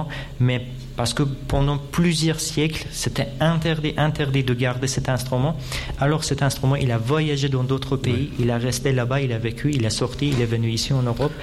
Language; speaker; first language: French; non-native, fluent; Persian